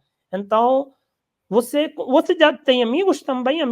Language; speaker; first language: Portuguese; non-native, learner; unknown